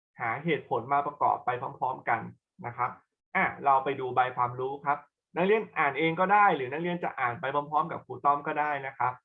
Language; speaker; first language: Thai; native; Thai